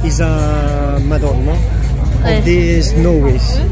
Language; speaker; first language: English; non-native, learner; Italian